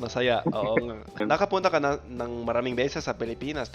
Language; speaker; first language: Filipino; non-native, fluent; English